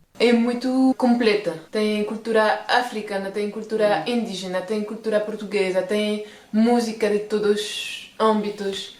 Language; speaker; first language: Portuguese; non-native, fluent; French